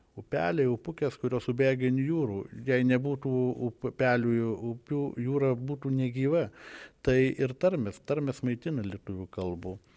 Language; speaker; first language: Lithuanian; native; Lithuanian